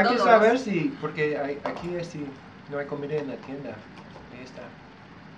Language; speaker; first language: Spanish; non-native, learner; English